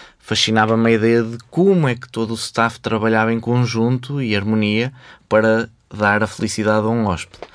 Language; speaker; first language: Portuguese; native; Portuguese